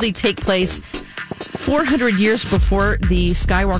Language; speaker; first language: English; native; English